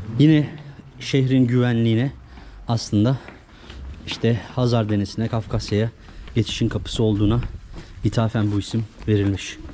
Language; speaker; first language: Turkish; native; Turkish